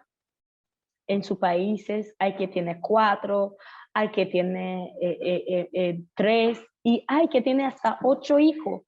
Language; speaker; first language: Spanish; non-native, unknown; Haitian Creole